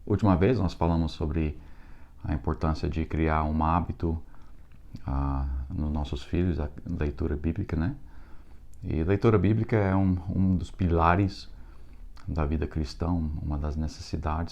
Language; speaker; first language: Portuguese; non-native, fluent; English